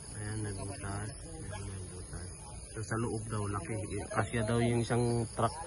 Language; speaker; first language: Filipino; non-native, local second language; Cebuano